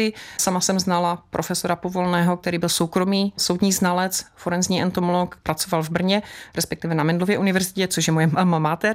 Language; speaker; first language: Czech; native; Czech